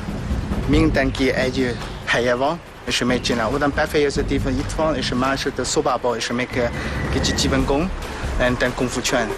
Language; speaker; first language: Hungarian; non-native, learner; Chinese